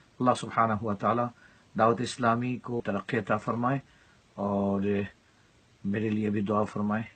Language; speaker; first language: Urdu; non-native, fluent; Bangla